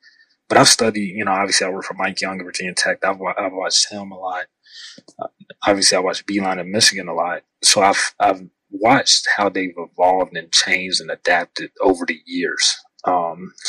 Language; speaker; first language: English; native; English